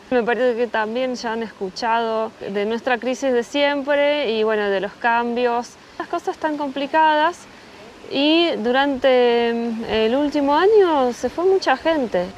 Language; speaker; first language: Spanish; early bilingual, other home language; Russian